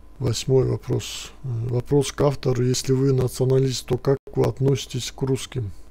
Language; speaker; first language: Russian; non-native, local second language; Turkish